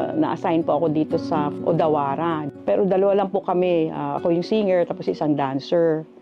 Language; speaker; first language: Filipino; non-native, local second language; Cebuano